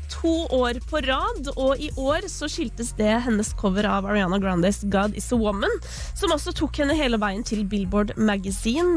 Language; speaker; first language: Norwegian; native; Norwegian